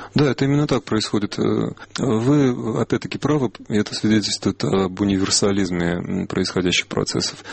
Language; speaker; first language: Russian; non-native, local second language; Armenian